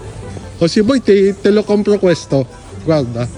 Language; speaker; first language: Italian; non-native, learner; Filipino